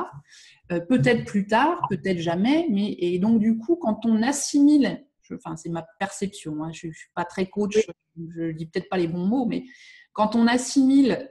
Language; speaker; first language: French; native; French